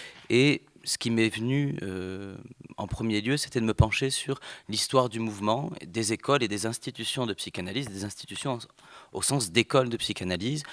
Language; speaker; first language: French; native; French